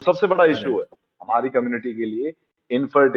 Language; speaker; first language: Hindi; native; Hindi